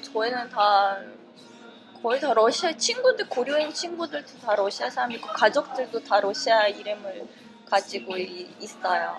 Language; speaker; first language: Korean; non-native, fluent; Russian